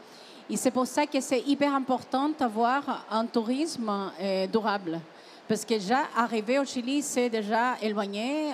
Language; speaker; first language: French; non-native, fluent; Spanish